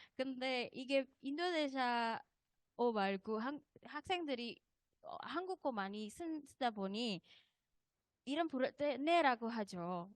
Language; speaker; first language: Korean; non-native, fluent; Indonesian